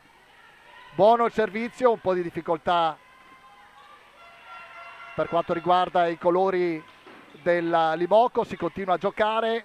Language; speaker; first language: Italian; native; Italian